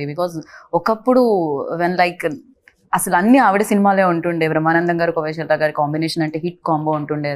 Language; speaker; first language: Telugu; native; Telugu